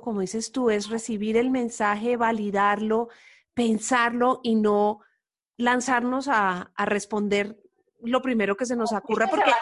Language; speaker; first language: Spanish; native; Spanish